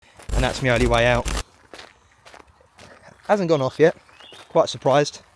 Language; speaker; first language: English; native; English